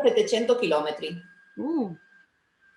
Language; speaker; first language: Italian; early bilingual, heritage; Spanish